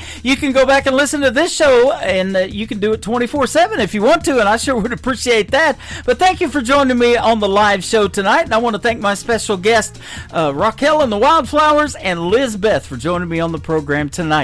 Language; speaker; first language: English; native; English